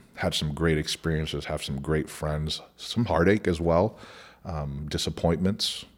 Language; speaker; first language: English; early bilingual, other home language; Spanish